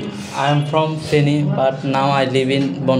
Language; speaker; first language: English; non-native, learner; Bangla